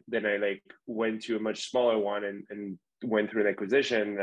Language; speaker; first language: English; non-native, fluent; French